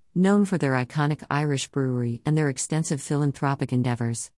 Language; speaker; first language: English; native; English